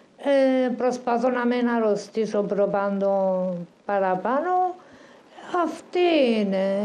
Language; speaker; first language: Greek; non-native, local second language; Turkish